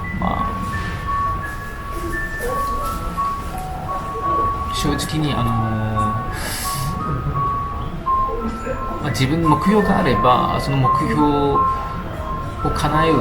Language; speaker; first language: Japanese; non-native, fluent; Chinese